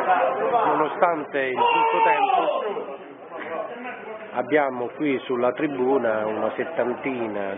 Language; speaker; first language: Italian; native; Italian